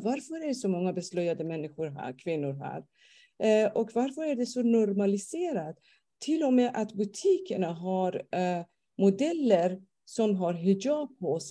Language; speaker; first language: Swedish; non-native, fluent; Persian